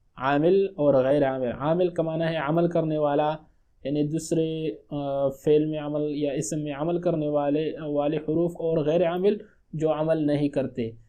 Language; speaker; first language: Urdu; non-native, local second language; Pashto